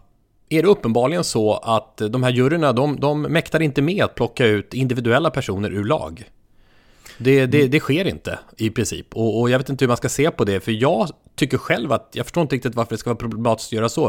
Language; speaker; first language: Swedish; native; Swedish